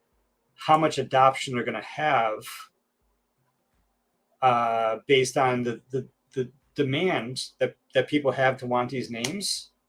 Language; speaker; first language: English; native; English